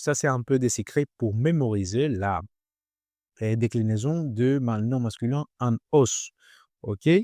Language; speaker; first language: French; non-native, learner; Greek